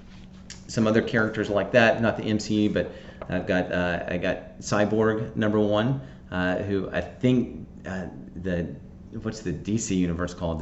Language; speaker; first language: English; native; English